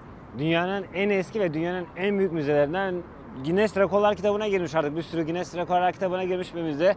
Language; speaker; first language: Turkish; native; Turkish